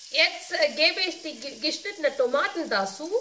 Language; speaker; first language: German; non-native, learner; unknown